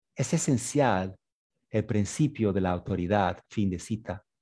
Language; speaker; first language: Spanish; non-native, fluent; English